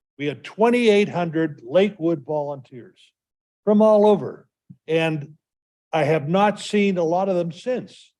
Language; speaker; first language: English; native; English